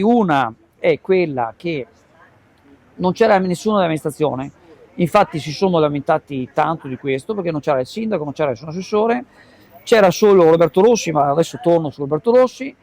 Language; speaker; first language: Italian; native; Italian